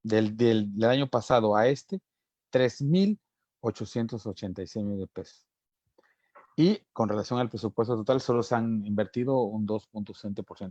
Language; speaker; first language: Spanish; native; Spanish